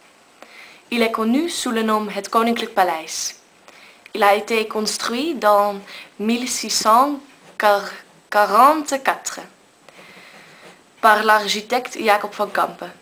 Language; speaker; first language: French; non-native, learner; Dutch